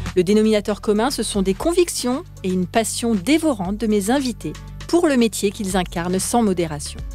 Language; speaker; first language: French; native; French